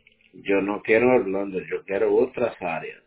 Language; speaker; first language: Spanish; non-native, learner; Portuguese